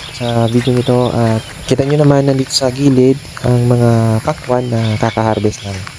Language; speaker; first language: Filipino; non-native, local second language; Bikol